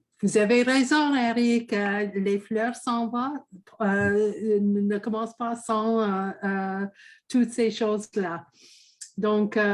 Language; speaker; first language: French; non-native, fluent; English